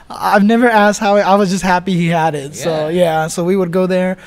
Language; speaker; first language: English; native; English